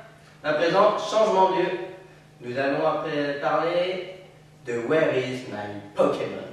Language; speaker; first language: French; native; French